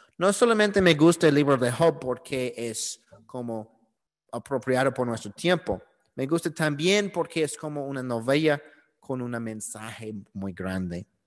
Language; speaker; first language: Spanish; non-native, learner; English